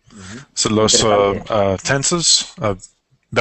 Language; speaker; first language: Spanish; non-native, learner; English